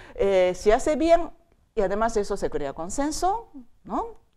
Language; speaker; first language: Spanish; non-native, fluent; Japanese